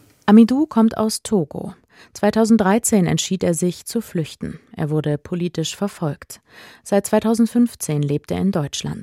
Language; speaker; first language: German; native; German